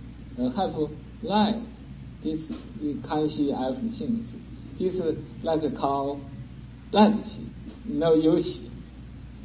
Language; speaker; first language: English; non-native, learner; Chinese